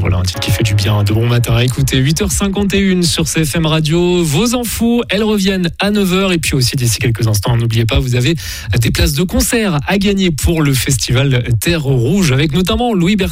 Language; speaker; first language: French; native; French